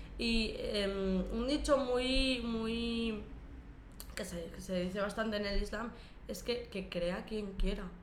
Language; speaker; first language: Spanish; early bilingual, other home language; Arabic